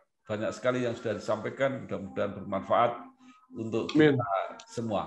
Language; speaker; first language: Indonesian; native; Indonesian